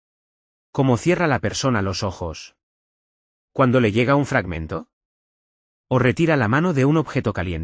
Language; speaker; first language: Spanish; non-native, fluent; Arabic